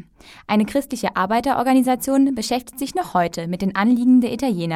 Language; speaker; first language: German; native; German